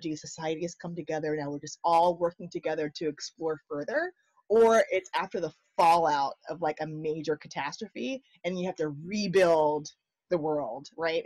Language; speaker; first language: English; native; English